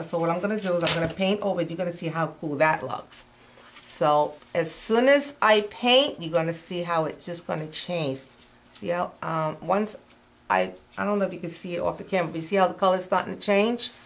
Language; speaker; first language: English; non-native, fluent; Spanish